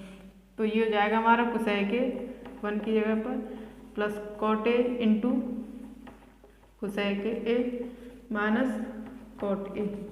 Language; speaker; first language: Hindi; native; Hindi